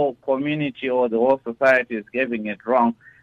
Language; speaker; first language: English; non-native, local second language; Shona